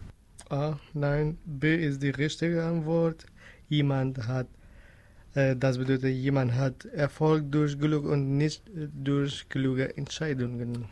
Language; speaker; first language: German; non-native, learner; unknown